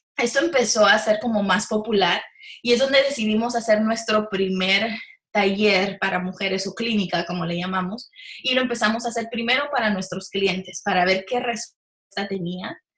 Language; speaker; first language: Spanish; early bilingual, heritage; Spanish